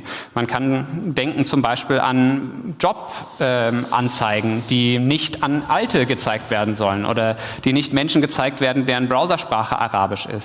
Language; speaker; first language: German; native; German